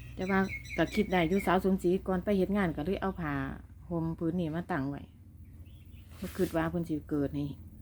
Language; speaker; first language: Thai; native; Thai